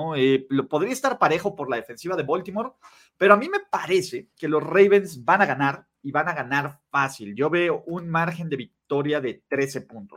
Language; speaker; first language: Spanish; native; Spanish